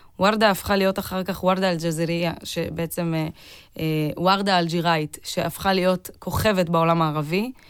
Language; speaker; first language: Hebrew; native; Hebrew